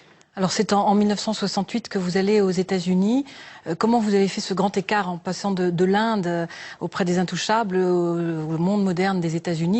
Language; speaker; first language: French; native; French